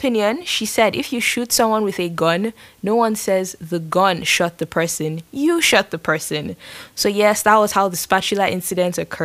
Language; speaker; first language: English; non-native, local second language; Yoruba